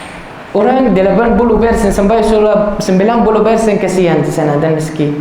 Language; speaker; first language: Indonesian; non-native, learner; Arabic